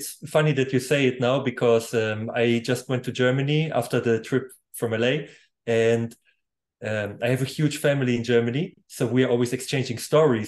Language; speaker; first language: English; non-native, fluent; German